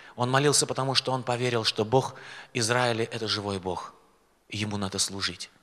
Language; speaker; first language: Russian; native; Russian